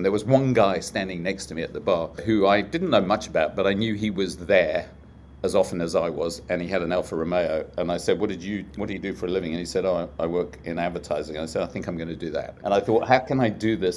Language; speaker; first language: English; native; English